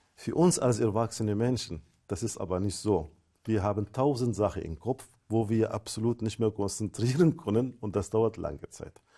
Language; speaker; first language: German; non-native, fluent; Arabic